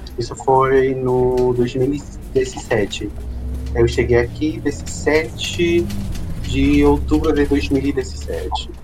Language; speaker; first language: Portuguese; non-native, fluent; Spanish